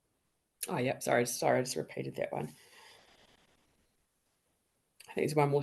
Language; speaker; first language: English; native; English